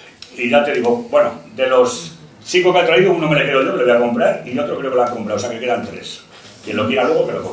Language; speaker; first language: Spanish; native; Spanish